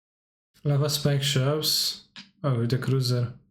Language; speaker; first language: English; non-native, fluent; Polish